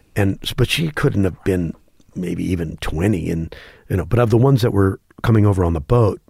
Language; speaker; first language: English; native; English